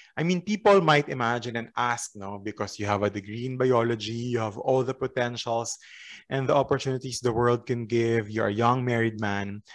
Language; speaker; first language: English; non-native, local second language; Filipino